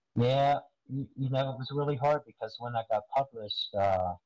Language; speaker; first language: English; native; English